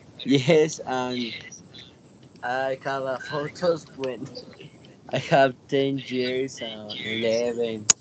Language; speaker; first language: English; non-native, learner; Spanish